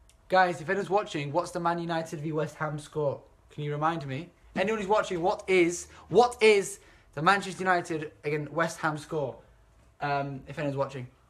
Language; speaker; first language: English; native; English